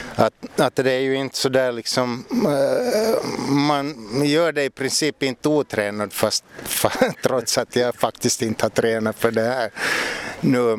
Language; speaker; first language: Swedish; native; Swedish